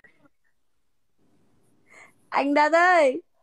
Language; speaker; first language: Vietnamese; non-native, learner; Indonesian